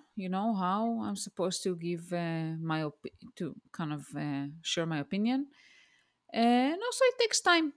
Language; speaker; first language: English; non-native, fluent; Hebrew